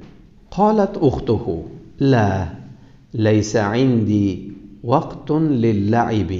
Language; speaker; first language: Arabic; non-native, fluent; Uzbek